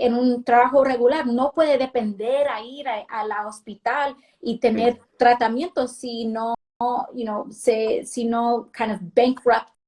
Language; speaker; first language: Spanish; early bilingual, heritage; Spanish